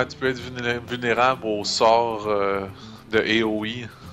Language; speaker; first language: French; native; French